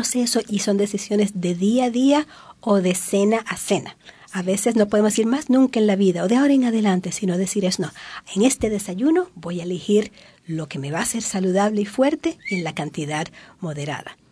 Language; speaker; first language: Spanish; native; Spanish